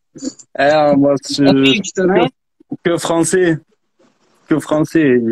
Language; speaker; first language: Portuguese; non-native, learner; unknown